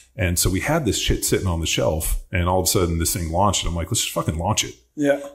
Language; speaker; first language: English; native; English